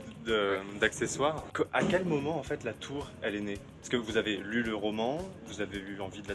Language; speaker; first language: French; native; French